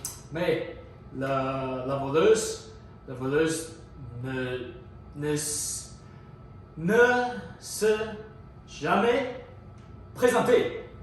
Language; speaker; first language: French; non-native, learner; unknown